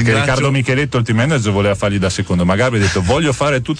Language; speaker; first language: Italian; native; Italian